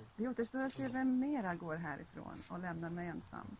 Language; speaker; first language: Swedish; non-native, fluent; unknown